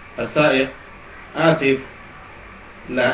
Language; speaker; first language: Arabic; non-native, fluent; Wolof